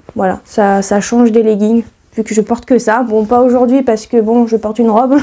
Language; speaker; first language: French; native; French